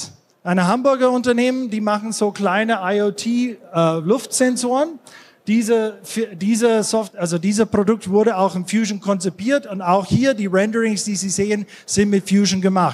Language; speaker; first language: German; non-native, fluent; English